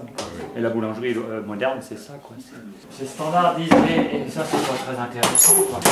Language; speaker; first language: French; native; French